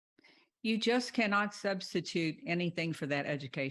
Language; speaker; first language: English; native; English